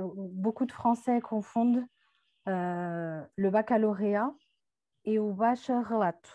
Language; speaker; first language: French; native; French